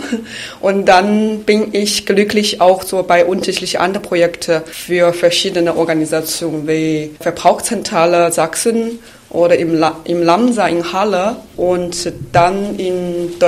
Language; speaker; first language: German; non-native, fluent; Chinese